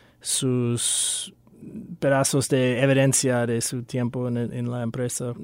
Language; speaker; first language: Spanish; non-native, fluent; English